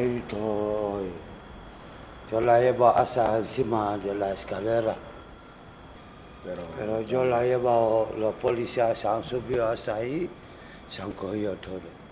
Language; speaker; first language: Spanish; non-native, fluent; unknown